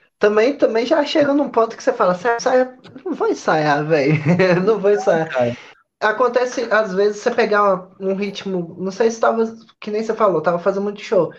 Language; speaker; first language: Portuguese; native; Portuguese